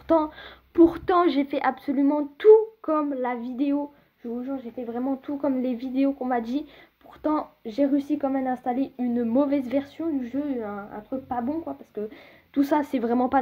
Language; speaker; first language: French; native; French